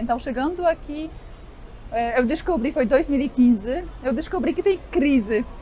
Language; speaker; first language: Portuguese; non-native, fluent; Polish